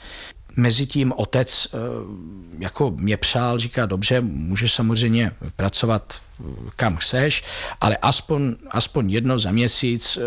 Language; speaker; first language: Czech; non-native, fluent; Italian